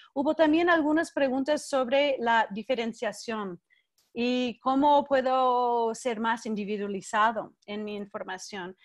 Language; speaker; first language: Spanish; non-native, fluent; English